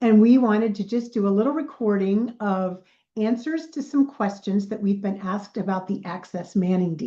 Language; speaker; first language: English; native; English